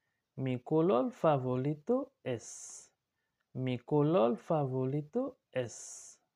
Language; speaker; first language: Spanish; non-native, learner; Haitian Creole